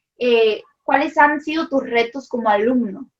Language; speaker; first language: Spanish; native; Spanish